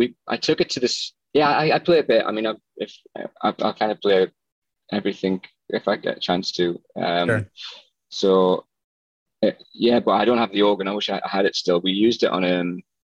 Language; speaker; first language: English; native; English